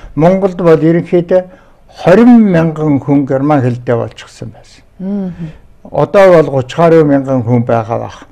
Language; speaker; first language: Mongolian; non-native, local second language; Tuvinian